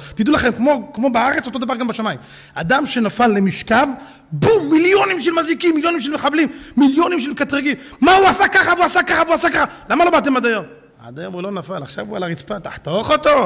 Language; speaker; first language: Hebrew; native; Hebrew